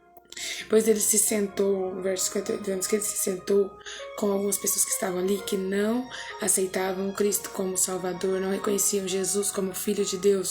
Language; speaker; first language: Portuguese; native; Portuguese